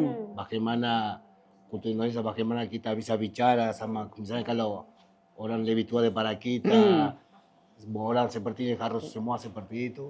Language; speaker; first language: Indonesian; non-native, fluent; Spanish